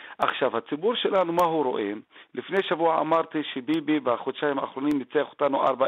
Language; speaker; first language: Hebrew; non-native, local second language; Arabic